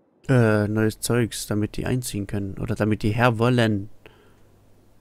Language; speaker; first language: German; native; German